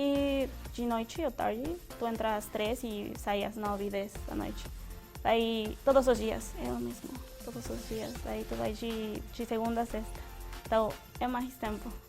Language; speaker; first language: Portuguese; non-native, fluent; Spanish